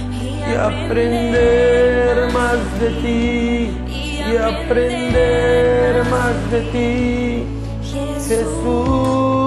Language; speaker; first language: Spanish; native; Spanish